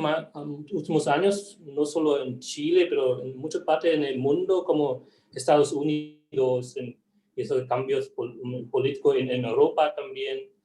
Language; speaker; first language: Spanish; non-native, fluent; German